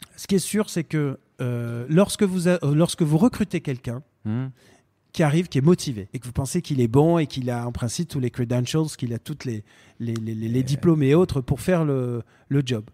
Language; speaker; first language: French; native; French